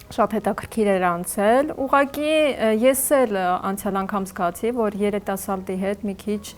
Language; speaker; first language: Armenian; early bilingual, heritage; Armenian